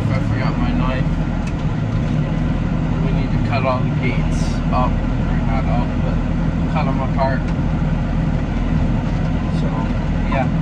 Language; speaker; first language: English; native; English